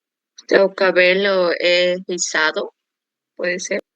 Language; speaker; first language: Portuguese; non-native, learner; Spanish